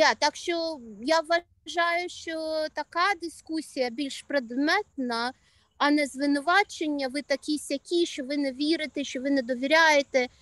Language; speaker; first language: Ukrainian; non-native, local second language; Russian